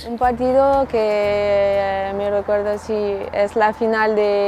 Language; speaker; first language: Spanish; non-native, learner; French